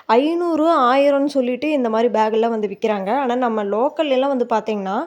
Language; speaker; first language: Tamil; native; Tamil